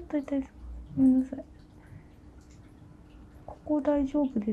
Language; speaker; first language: Japanese; native; Japanese